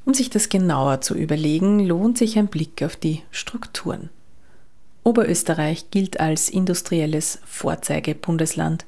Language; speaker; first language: German; native; German